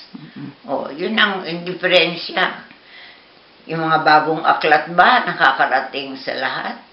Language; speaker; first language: Filipino; native; Filipino